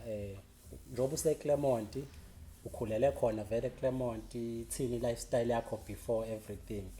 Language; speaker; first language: Zulu; native; Zulu